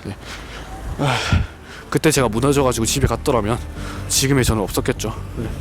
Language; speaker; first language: Korean; native; Korean